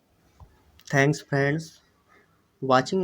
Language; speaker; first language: English; non-native, local second language; Hindi